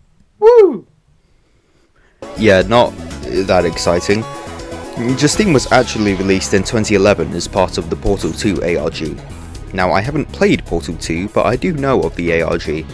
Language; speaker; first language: English; native; English